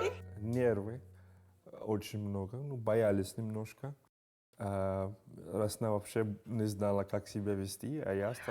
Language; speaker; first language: Russian; non-native, learner; Hindi